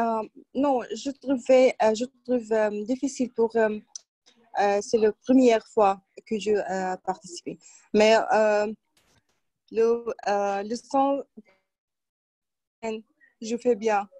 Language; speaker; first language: French; non-native, learner; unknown